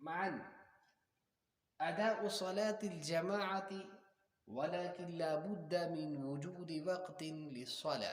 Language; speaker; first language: Arabic; non-native, fluent; Urdu